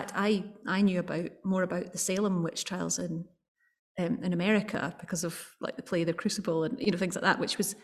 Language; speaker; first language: English; native; English